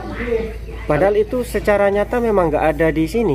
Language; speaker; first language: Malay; non-native, local second language; Javanese